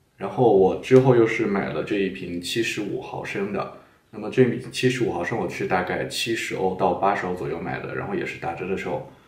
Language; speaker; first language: Chinese; native; Chinese